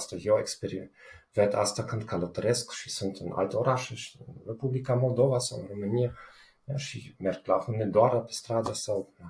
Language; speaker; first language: Romanian; non-native, fluent; German